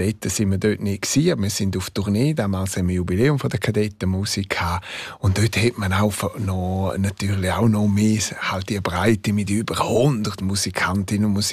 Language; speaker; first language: German; non-native, local second language; Romansh